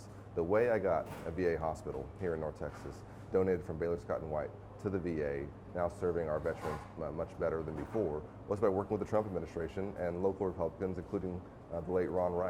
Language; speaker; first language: English; native; English